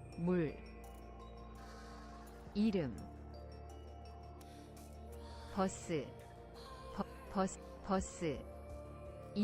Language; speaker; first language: Korean; non-native, learner; English